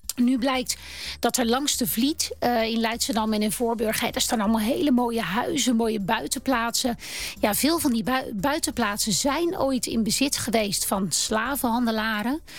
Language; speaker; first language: Dutch; native; Dutch